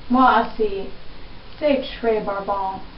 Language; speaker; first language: French; non-native, learner; English